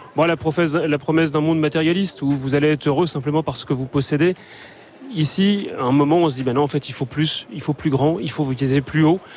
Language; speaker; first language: French; native; French